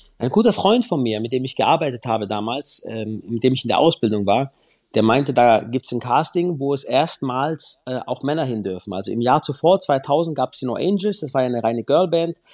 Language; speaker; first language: German; native; German